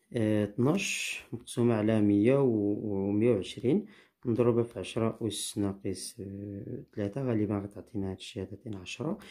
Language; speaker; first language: Arabic; native; Arabic